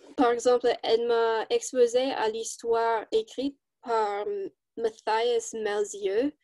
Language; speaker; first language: French; non-native, learner; English